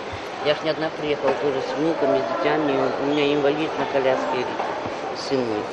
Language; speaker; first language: Russian; native; Russian